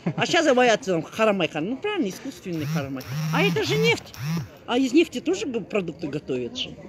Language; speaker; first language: Russian; non-native, local second language; Kazakh